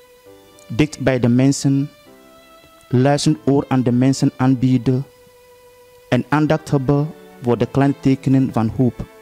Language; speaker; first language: Dutch; non-native, fluent; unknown